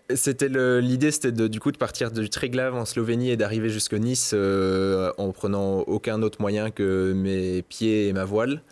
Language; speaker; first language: French; native; French